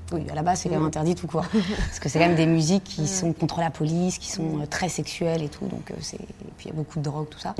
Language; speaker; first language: French; native; French